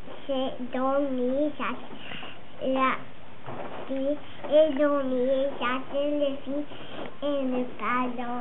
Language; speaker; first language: French; non-native, learner; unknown